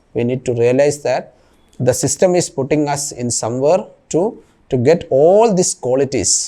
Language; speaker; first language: English; non-native, local second language; Malayalam